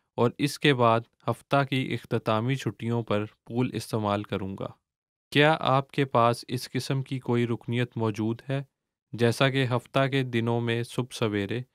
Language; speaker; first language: Urdu; native; Urdu